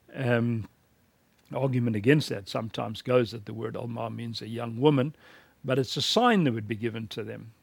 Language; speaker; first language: English; native; English